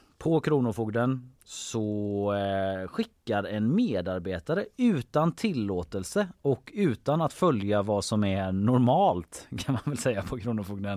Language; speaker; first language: Swedish; native; Swedish